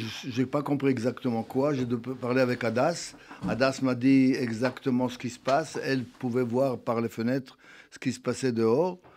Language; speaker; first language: French; non-native, fluent; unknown